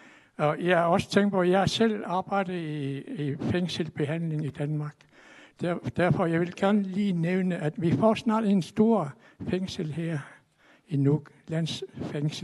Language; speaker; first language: Danish; non-native, local second language; Kalaallisut